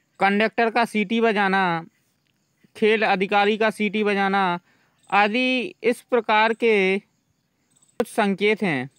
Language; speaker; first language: Hindi; native; Hindi